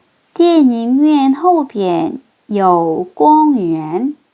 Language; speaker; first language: Chinese; non-native, fluent; Korean